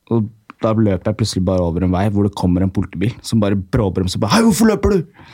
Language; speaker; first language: Norwegian; early bilingual, other home language; Amharic